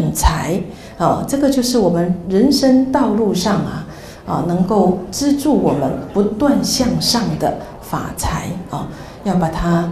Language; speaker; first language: Chinese; native; Chinese